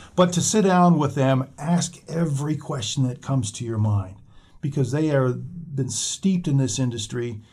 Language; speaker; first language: English; native; English